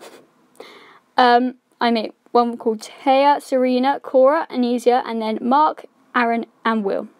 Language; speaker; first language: English; native; English